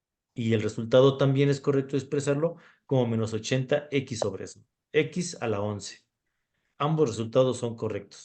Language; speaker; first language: Spanish; native; Spanish